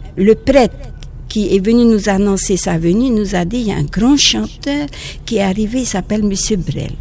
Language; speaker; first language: French; non-native, local second language; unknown